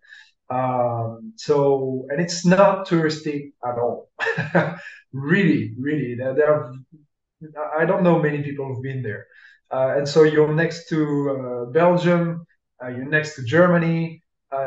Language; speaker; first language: English; non-native, fluent; French